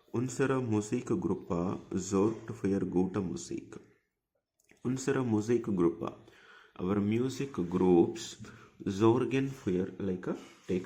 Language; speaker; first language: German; non-native, fluent; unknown